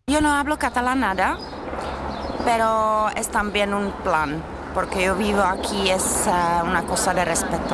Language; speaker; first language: Spanish; non-native, learner; Czech